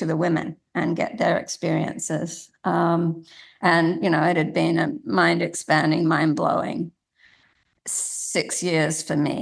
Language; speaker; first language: English; native; English